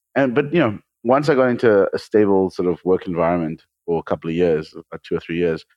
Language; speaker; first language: English; native; English